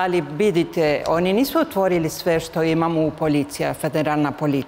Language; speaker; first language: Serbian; early bilingual, heritage; Spanish